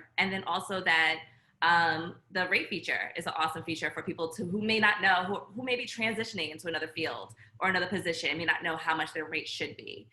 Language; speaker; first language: English; native; English